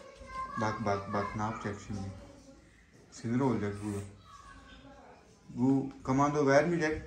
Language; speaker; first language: Turkish; non-native, learner; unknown